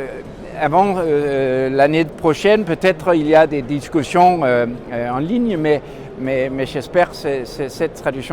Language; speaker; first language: French; non-native, fluent; Danish